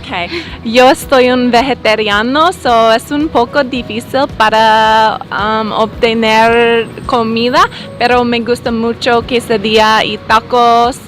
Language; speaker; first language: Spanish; non-native, learner; English